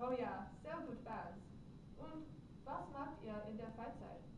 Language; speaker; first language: German; non-native, learner; English